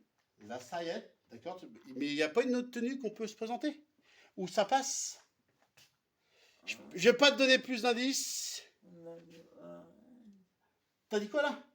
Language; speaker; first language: French; native; French